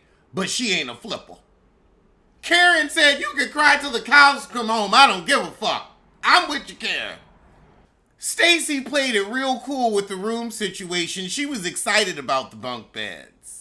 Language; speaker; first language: English; native; English